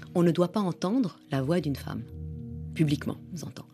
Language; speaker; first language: French; non-native, fluent; Persian